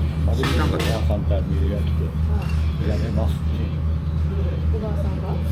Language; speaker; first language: Japanese; non-native, learner; Korean